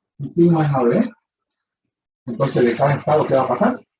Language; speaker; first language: Spanish; native; Spanish